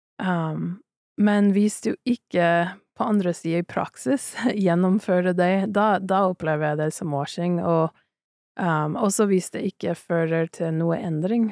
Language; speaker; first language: Norwegian; non-native, fluent; English